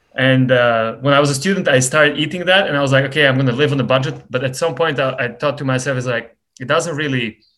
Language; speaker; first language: English; non-native, fluent; Serbian